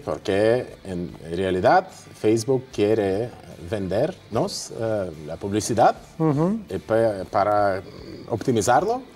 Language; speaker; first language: Spanish; non-native, fluent; Russian